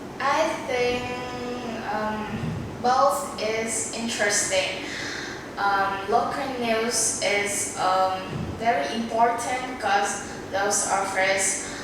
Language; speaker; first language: English; non-native, learner; Vietnamese